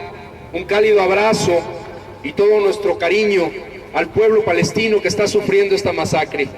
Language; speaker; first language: Spanish; native; Spanish